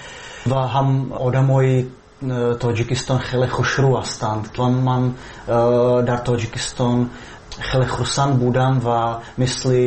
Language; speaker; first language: Persian; non-native, fluent; Czech